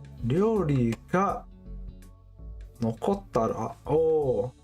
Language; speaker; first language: Japanese; non-native, learner; English